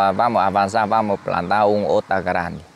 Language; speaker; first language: Portuguese; non-native, learner; Vietnamese